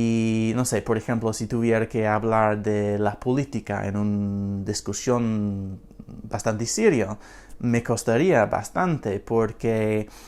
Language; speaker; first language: Spanish; non-native, fluent; English